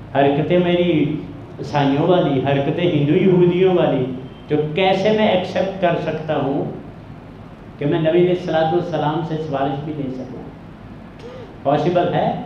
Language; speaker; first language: Urdu; non-native, local second language; Punjabi